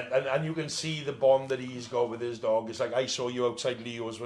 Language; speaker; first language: English; native; English